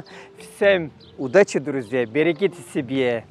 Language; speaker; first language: Russian; non-native, fluent; Turkish